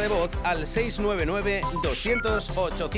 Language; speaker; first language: Spanish; native; Spanish